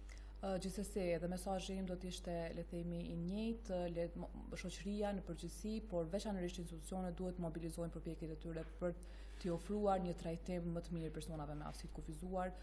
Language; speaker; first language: Albanian; native; Albanian